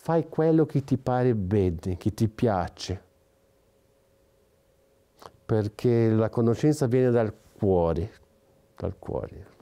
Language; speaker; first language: Italian; non-native, fluent; Portuguese